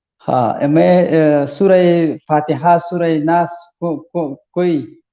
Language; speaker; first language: Hindi; non-native, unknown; Pashto